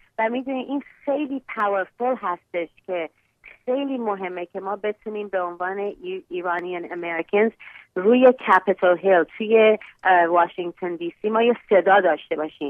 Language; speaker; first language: Persian; early bilingual, heritage; Persian